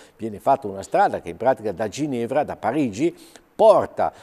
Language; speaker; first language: Italian; native; Italian